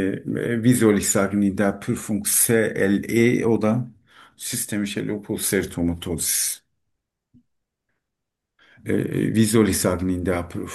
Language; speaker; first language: German; non-native, learner; Turkish